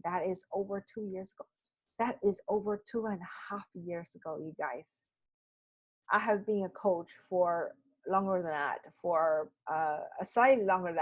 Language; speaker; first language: English; non-native, fluent; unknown